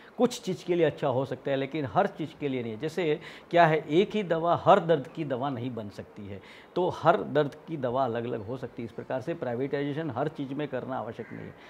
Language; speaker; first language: Hindi; non-native, local second language; Gujarati